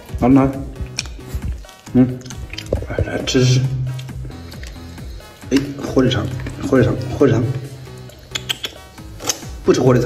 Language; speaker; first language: Chinese; native; Chinese